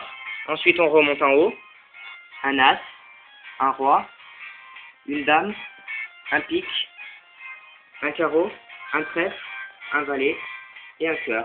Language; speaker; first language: French; native; French